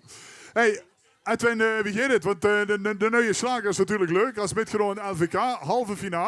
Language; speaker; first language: Dutch; native; Dutch